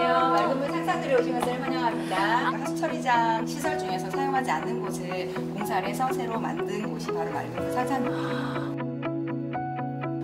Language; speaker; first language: Korean; native; Korean